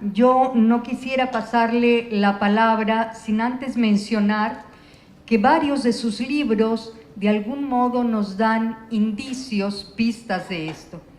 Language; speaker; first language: Spanish; native; Spanish